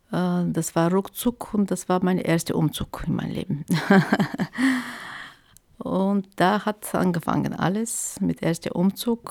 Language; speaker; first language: German; non-native, fluent; Turkish